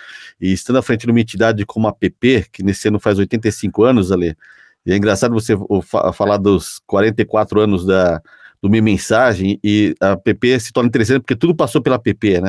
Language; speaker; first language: Portuguese; native; Portuguese